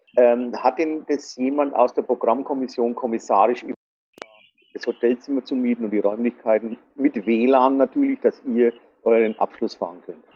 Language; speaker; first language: German; native; German